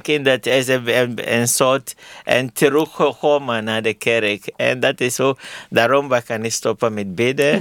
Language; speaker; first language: Dutch; non-native, learner; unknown